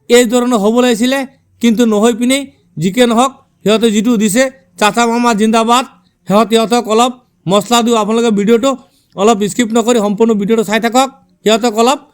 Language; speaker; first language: Assamese; non-native, local second language; Bangla